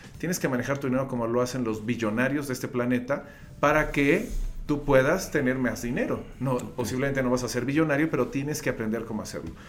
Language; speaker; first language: Spanish; native; Spanish